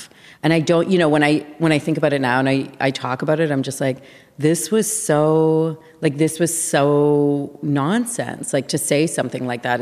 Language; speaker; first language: English; native; English